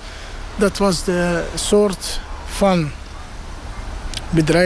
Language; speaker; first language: Dutch; non-native, learner; Arabic